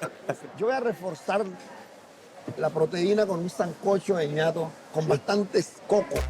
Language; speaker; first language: Spanish; native; Spanish